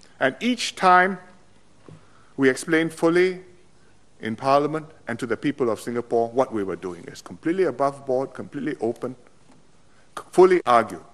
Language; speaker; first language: English; native; English